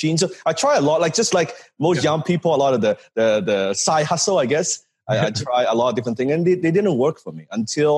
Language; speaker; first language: English; non-native, local second language; Cantonese